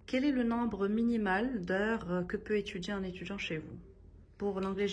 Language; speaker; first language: French; non-native, local second language; Arabic